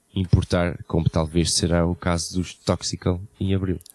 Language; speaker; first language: Portuguese; early bilingual, heritage; Portuguese